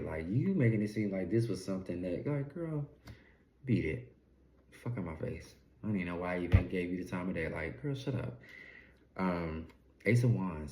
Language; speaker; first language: English; native; English